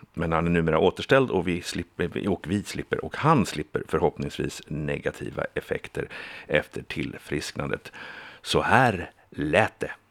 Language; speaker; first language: Swedish; early bilingual, heritage; Swedish